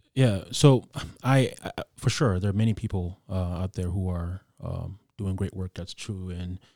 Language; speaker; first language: English; non-native, local second language; Akan